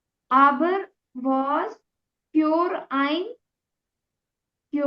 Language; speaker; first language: German; non-native, learner; Urdu